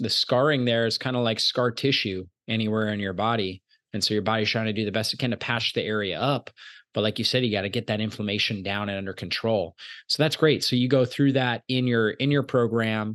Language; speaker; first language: English; native; English